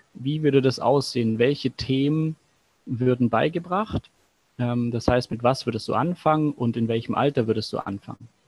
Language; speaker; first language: German; native; German